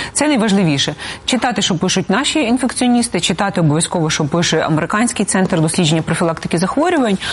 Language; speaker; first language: Ukrainian; native; Ukrainian